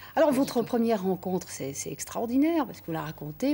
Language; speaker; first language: French; native; French